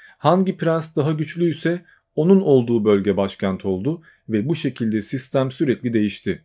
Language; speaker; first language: Turkish; native; Turkish